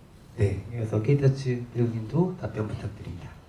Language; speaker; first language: Korean; native; Korean